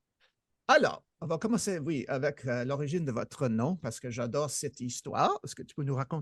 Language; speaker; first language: French; non-native, fluent; English